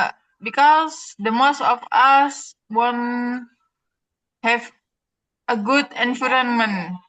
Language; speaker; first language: English; non-native, learner; Indonesian